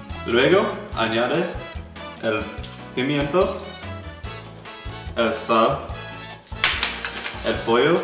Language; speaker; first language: Spanish; non-native, learner; English